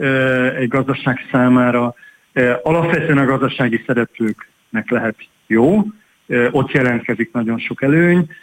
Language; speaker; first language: Hungarian; native; Hungarian